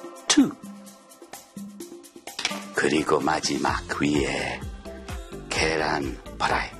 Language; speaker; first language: Korean; non-native, learner; English